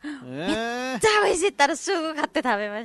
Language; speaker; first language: Japanese; non-native, learner; Nepali